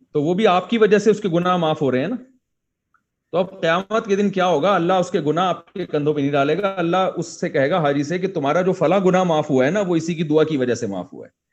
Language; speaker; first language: Urdu; native; Urdu